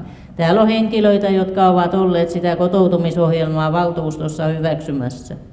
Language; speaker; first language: Finnish; native; Finnish